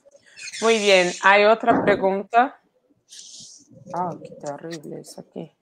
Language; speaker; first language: Spanish; non-native, fluent; Portuguese